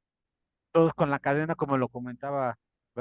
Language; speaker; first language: Spanish; native; Spanish